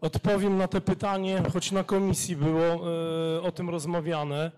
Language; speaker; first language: Polish; native; Polish